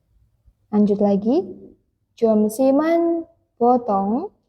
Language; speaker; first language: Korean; non-native, fluent; Indonesian